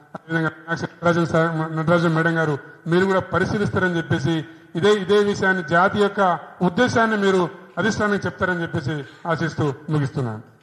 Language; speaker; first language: Telugu; non-native, local second language; Lambadi